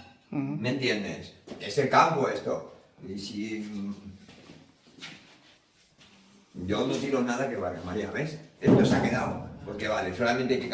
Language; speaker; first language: Spanish; native; Spanish